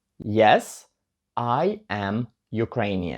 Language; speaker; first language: English; non-native, learner; Ukrainian